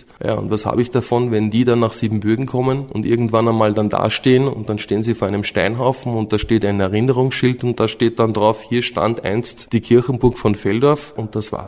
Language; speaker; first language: German; native; German